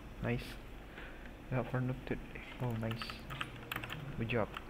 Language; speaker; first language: English; non-native, learner; Indonesian